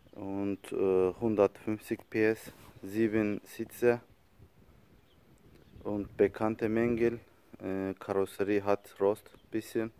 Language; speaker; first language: German; non-native, learner; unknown